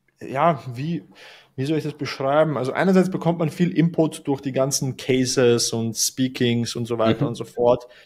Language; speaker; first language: German; native; German